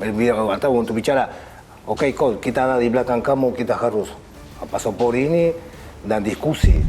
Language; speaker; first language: Indonesian; non-native, fluent; Spanish